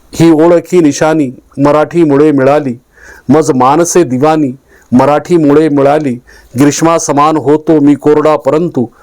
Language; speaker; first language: Marathi; non-native, local second language; Urdu